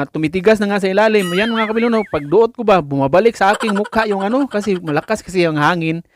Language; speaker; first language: Filipino; non-native, local second language; Cebuano